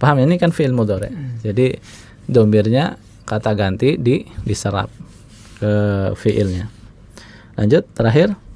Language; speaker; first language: Indonesian; native; Indonesian